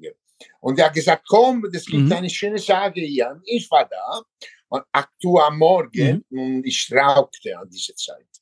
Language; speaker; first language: German; non-native, learner; Italian